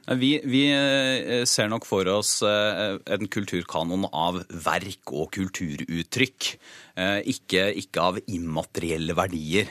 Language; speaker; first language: Norwegian; native; Norwegian